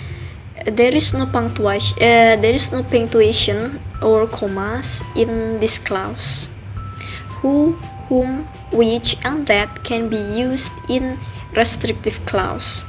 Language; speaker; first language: English; non-native, learner; Indonesian